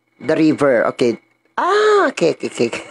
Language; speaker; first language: English; non-native, learner; Filipino